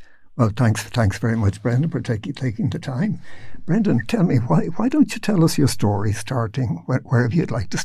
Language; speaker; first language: English; native; English